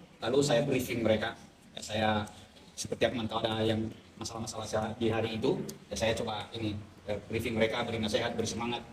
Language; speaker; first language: Indonesian; non-native, local second language; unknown